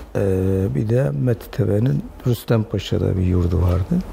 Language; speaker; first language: Turkish; non-native, local second language; Zaza